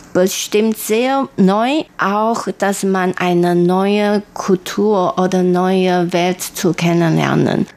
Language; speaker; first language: German; non-native, learner; Chinese